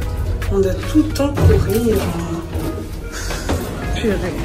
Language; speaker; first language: French; native; French